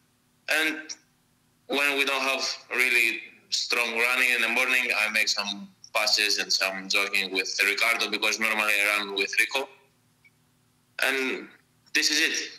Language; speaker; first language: English; non-native, fluent; Greek